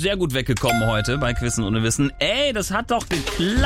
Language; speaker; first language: German; native; German